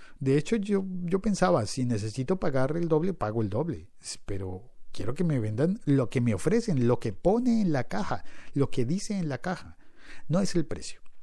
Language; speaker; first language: Spanish; native; Spanish